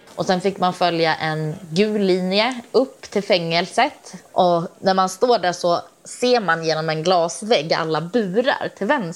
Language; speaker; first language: Swedish; native; Swedish